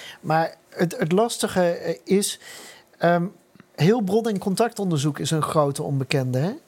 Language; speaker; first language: Dutch; native; Dutch